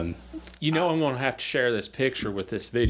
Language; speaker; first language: English; native; English